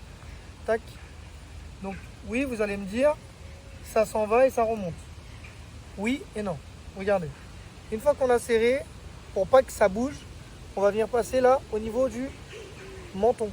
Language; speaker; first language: French; native; French